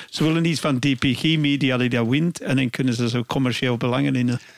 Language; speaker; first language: Dutch; non-native, fluent; English